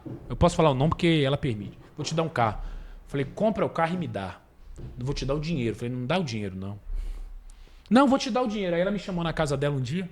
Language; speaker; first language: Portuguese; native; Portuguese